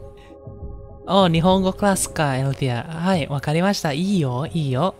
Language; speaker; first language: Japanese; non-native, learner; Indonesian